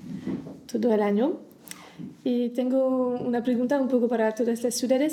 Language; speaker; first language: Spanish; non-native, learner; French